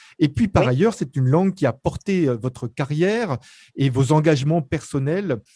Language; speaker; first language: French; native; French